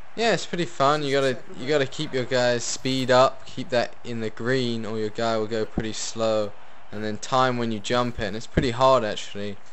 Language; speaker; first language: English; early bilingual, other home language; Italian